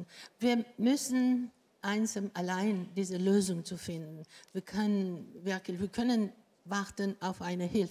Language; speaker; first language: German; non-native, fluent; Greek